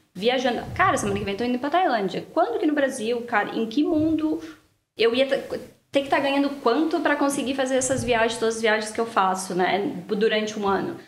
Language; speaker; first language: Portuguese; native; Portuguese